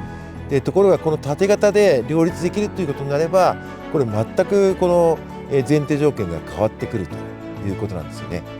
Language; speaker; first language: Japanese; native; Japanese